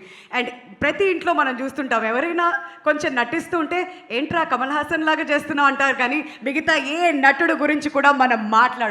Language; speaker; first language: Telugu; native; Telugu